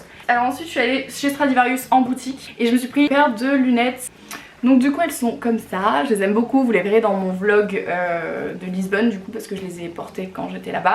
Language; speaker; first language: French; native; French